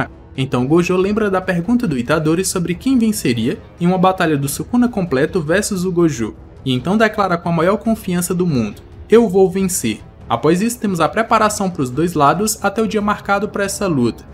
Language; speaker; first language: Portuguese; native; Portuguese